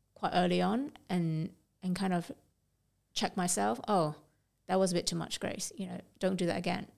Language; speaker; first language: English; non-native, local second language; Cantonese